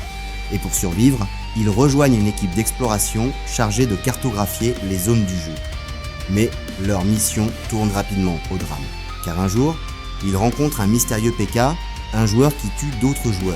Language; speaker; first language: French; native; French